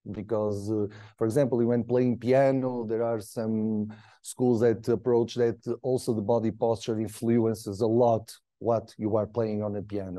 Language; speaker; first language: English; non-native, fluent; Portuguese